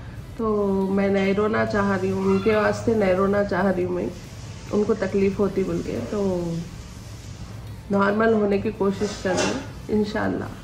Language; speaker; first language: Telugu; non-native, local second language; Urdu